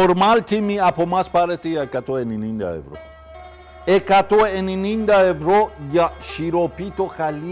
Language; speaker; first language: Greek; non-native, learner; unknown